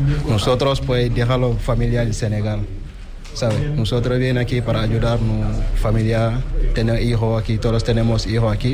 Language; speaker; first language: Spanish; non-native, learner; Wolof